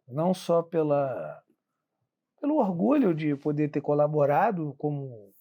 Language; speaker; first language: Portuguese; native; Portuguese